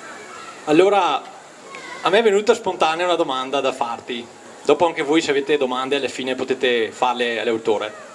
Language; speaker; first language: Italian; native; Italian